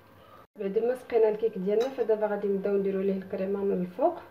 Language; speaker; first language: Arabic; native; Arabic